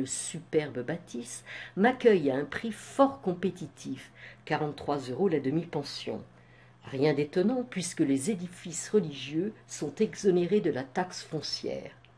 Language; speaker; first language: French; native; French